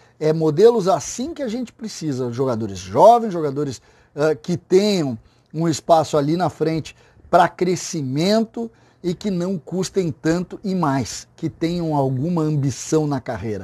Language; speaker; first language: Portuguese; native; Portuguese